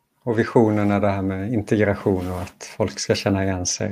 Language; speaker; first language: Swedish; native; Swedish